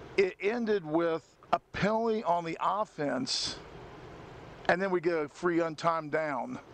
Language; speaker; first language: English; native; English